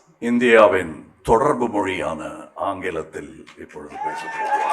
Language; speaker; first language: Tamil; native; Tamil